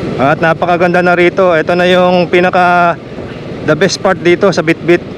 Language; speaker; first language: Filipino; native; Filipino